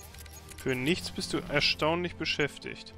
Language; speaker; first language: German; native; German